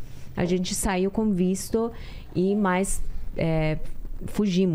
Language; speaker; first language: Portuguese; non-native, learner; Persian